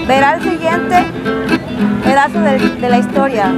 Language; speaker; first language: Spanish; native; Spanish